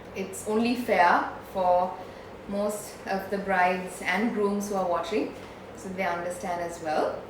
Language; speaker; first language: English; non-native, local second language; Sinhala